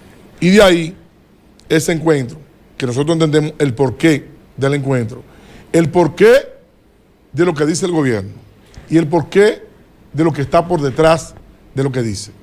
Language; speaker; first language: Spanish; native; Spanish